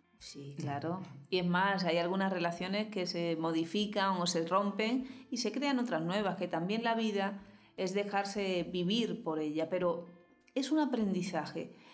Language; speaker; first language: Spanish; native; Spanish